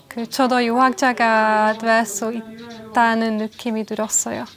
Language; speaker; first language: Korean; non-native, fluent; Hungarian